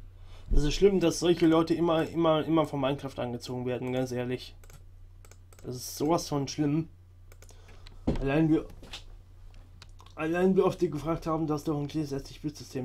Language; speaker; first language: German; native; German